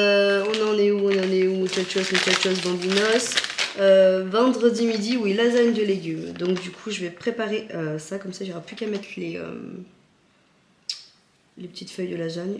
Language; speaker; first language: French; native; French